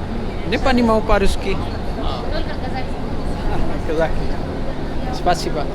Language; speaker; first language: Russian; non-native, learner; Urdu